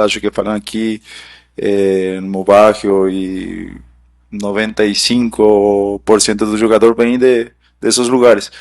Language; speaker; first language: Portuguese; non-native, fluent; Spanish